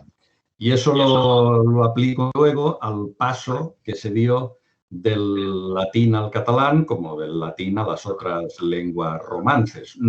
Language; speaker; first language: Spanish; non-native, local second language; Catalan